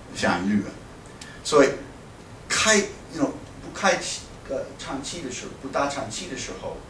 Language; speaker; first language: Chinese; non-native, fluent; English